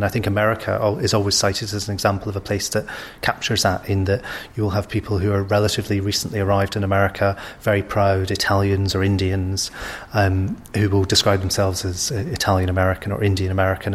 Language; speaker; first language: English; native; English